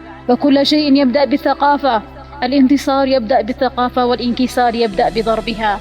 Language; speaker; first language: Arabic; native; Arabic